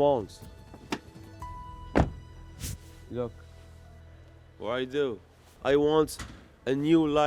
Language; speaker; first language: English; non-native, learner; Arabic